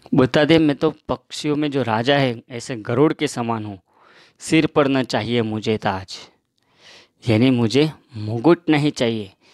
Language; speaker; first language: Hindi; non-native, local second language; Gujarati